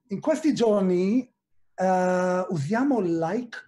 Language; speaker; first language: Italian; non-native, fluent; Hebrew